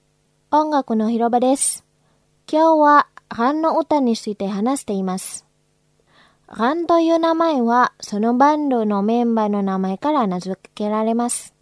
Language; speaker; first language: Japanese; non-native, fluent; Indonesian